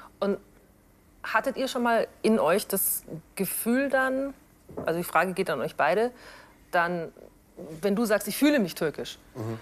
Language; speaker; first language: German; native; German